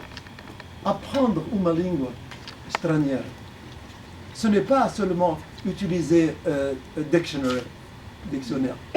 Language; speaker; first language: French; early bilingual, other home language; Arabic